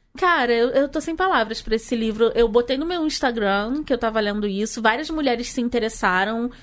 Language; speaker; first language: Portuguese; native; Portuguese